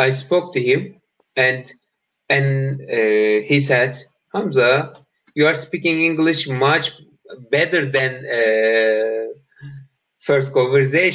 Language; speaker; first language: English; non-native, learner; Turkish